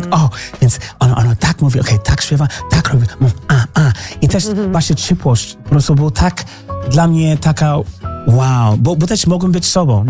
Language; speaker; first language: Polish; non-native, learner; English